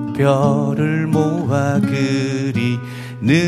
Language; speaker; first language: Korean; native; Korean